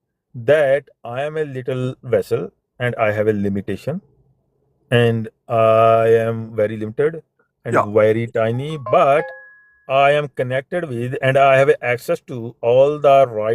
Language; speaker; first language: English; non-native, fluent; Punjabi